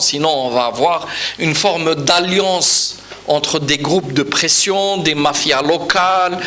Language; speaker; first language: French; non-native, local second language; Arabic